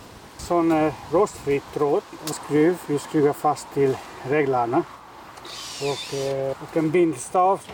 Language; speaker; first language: Swedish; non-native, fluent; Hungarian